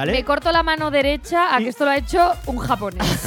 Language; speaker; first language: Spanish; native; Spanish